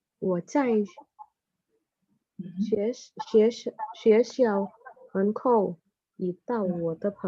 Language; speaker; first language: Chinese; non-native, learner; Indonesian